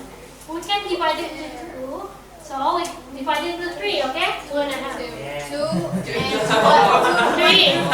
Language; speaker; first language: English; non-native, fluent; Indonesian